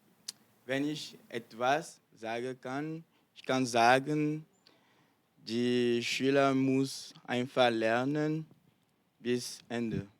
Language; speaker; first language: German; non-native, learner; Ewe